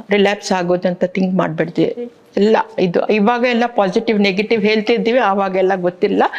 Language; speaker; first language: Kannada; non-native, local second language; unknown